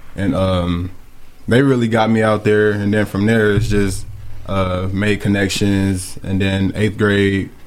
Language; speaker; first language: English; native; English